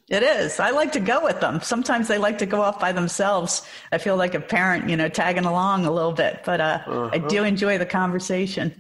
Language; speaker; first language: English; native; English